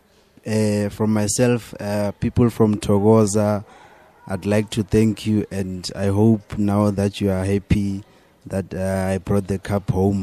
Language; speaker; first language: English; non-native, local second language; Zulu